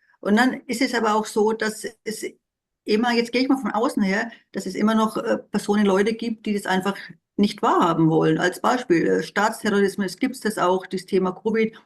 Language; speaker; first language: German; native; German